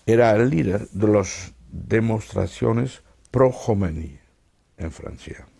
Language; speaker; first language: Spanish; non-native, fluent; Dutch